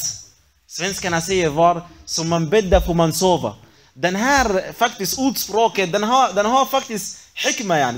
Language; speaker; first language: Swedish; non-native, fluent; Arabic